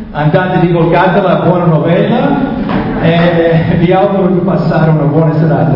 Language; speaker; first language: Italian; non-native, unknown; English